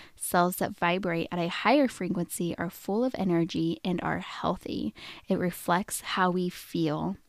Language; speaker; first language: English; native; English